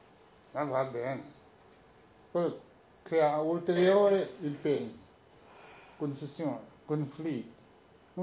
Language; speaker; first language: Italian; non-native, learner; Tibetan